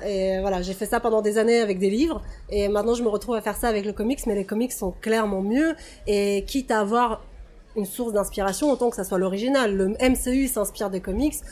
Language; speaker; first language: French; non-native, fluent; Russian